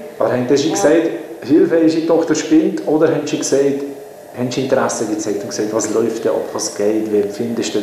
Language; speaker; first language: German; native; German